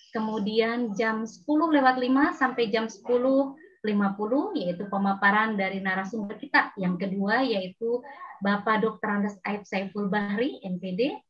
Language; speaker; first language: Indonesian; native; Indonesian